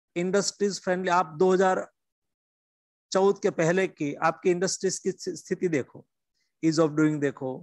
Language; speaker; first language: Hindi; non-native, local second language; Gujarati